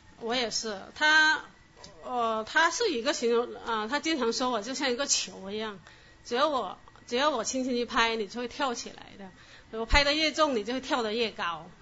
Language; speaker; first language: Chinese; non-native, local second language; Cantonese